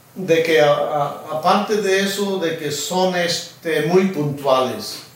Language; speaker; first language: Spanish; native; Spanish